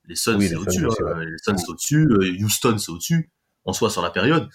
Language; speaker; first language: French; native; French